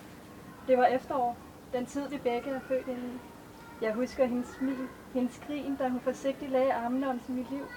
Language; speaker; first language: Danish; native; Danish